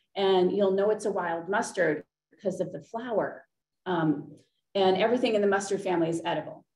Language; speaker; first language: English; native; English